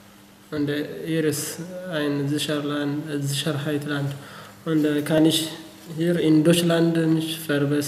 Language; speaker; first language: German; non-native, learner; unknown